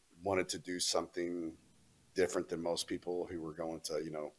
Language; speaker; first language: English; native; English